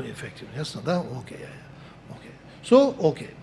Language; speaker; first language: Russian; non-native, learner; Tibetan